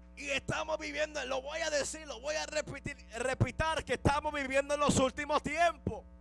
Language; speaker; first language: Spanish; early bilingual, heritage; Spanish